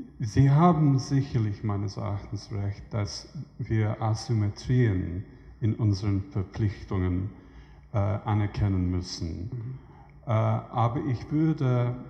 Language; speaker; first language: German; non-native, fluent; English